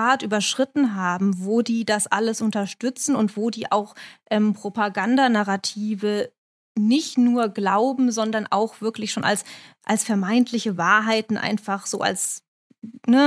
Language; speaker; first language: German; native; German